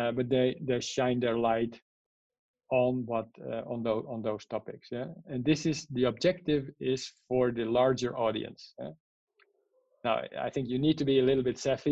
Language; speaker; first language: English; non-native, fluent; Dutch